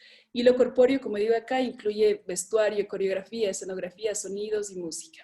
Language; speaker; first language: Spanish; native; Spanish